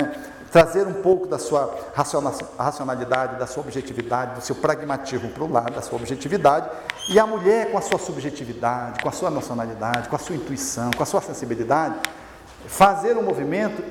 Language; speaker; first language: Portuguese; native; Portuguese